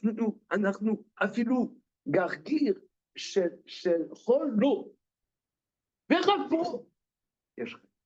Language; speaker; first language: Hebrew; non-native, fluent; French